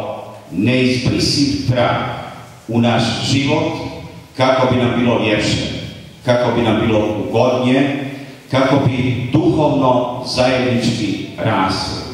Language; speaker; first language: Croatian; native; Croatian